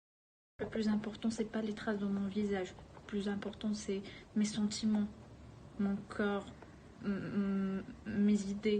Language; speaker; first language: French; non-native, local second language; Arabic